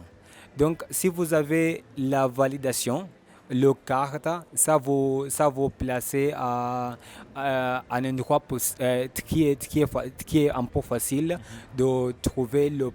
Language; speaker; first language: French; non-native, learner; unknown